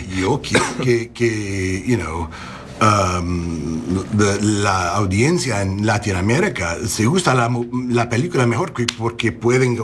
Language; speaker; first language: Spanish; non-native, learner; English